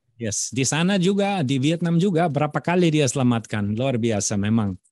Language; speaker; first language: Indonesian; non-native, fluent; German